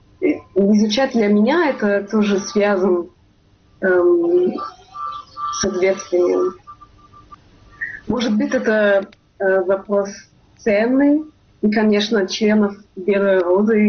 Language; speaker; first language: Russian; non-native, fluent; German